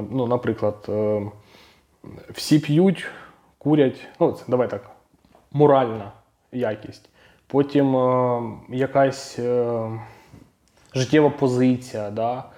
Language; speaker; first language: Ukrainian; non-native, local second language; Russian